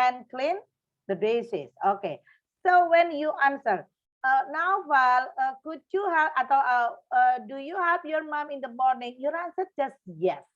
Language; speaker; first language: English; non-native, fluent; Indonesian